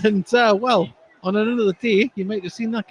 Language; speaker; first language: English; native; English